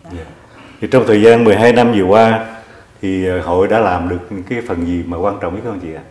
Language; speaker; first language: Vietnamese; native; Vietnamese